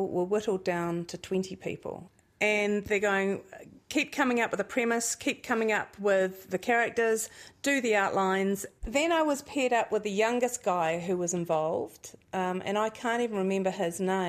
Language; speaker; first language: English; native; English